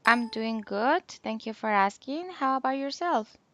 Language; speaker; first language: English; non-native, local second language; Spanish